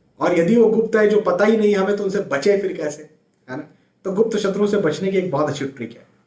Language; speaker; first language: Hindi; native; Hindi